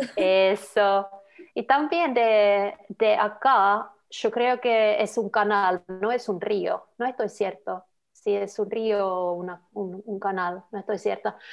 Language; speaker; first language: Spanish; non-native, fluent; Finnish